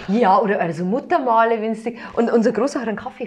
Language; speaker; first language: German; native; German